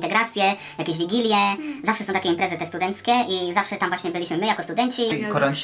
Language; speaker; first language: Polish; non-native, learner; Korean